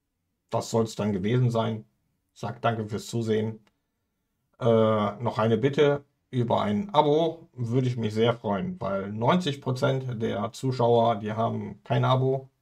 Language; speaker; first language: German; native; German